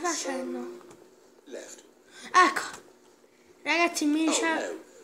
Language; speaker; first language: Italian; native; Italian